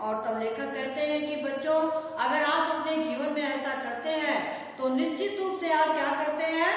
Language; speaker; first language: Hindi; native; Hindi